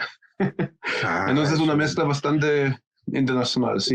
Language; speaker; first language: Spanish; non-native, fluent; German